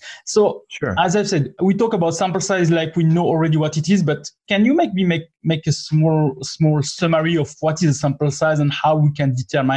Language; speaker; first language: English; non-native, fluent; French